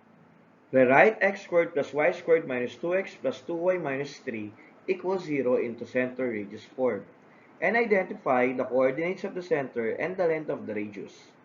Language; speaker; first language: English; non-native, local second language; Filipino